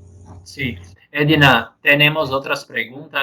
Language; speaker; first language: Spanish; non-native, fluent; Portuguese